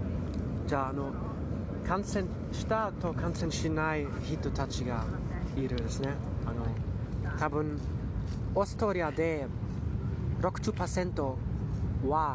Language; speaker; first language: Japanese; non-native, learner; German